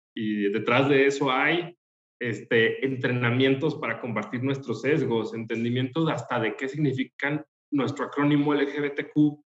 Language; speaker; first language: Spanish; native; Spanish